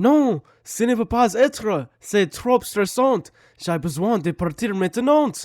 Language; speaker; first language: French; non-native, learner; English